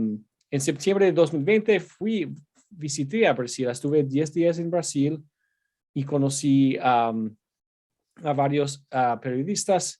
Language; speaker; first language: Spanish; non-native, fluent; English